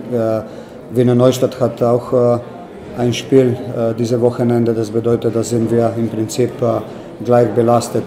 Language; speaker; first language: German; non-native, fluent; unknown